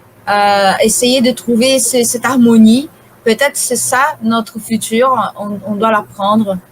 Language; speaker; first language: French; non-native, fluent; Portuguese